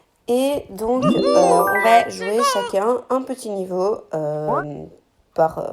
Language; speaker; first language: French; native; French